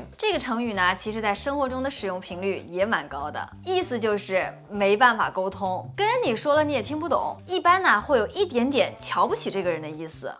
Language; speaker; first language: Chinese; native; Chinese